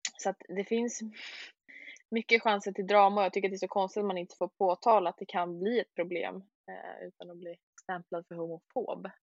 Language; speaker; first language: Swedish; native; Swedish